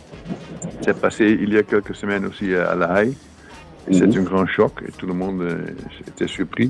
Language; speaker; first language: French; non-native, fluent; Dutch